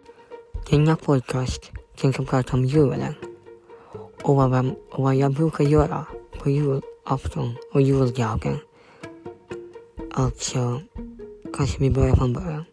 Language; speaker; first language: Norwegian; non-native, learner; Swedish